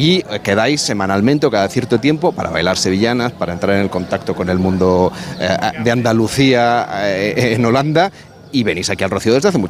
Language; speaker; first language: Spanish; native; Spanish